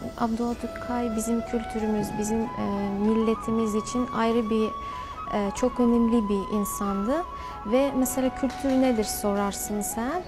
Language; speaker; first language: Turkish; non-native, fluent; Tatar